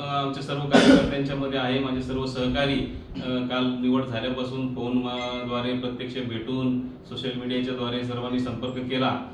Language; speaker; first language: Marathi; native; Marathi